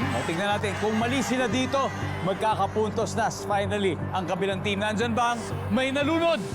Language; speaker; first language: Filipino; native; Filipino